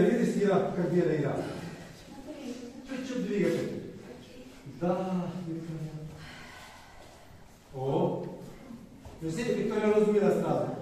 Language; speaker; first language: Russian; non-native, learner; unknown